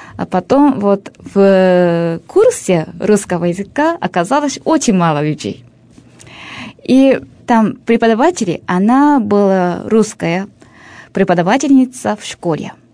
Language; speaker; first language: Russian; non-native, fluent; Japanese